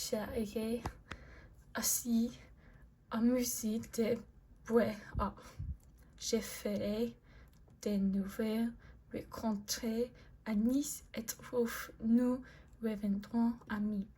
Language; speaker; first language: French; non-native, learner; English